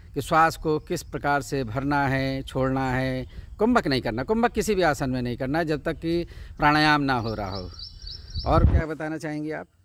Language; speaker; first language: Hindi; native; Hindi